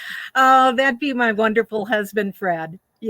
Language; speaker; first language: English; native; English